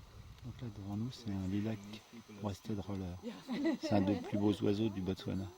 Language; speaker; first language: French; native; French